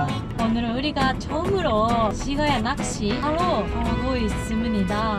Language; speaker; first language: Korean; non-native, learner; Japanese